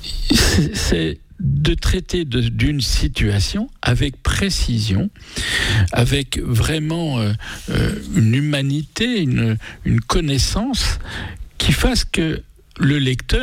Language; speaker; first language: French; native; French